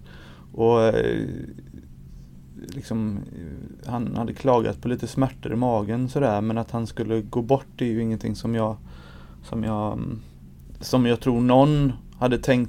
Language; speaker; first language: Swedish; native; Swedish